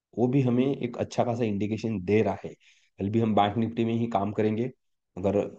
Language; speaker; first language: Hindi; non-native, local second language; Marathi